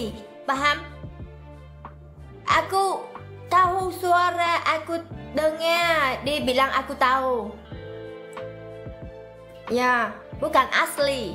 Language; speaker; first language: Indonesian; non-native, learner; Vietnamese